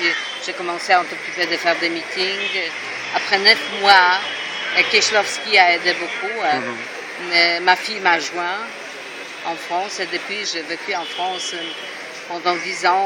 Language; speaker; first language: French; non-native, fluent; Polish